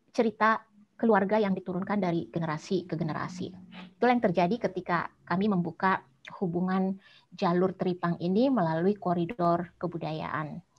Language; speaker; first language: Indonesian; native; Indonesian